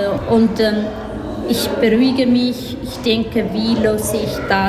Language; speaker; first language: German; non-native, learner; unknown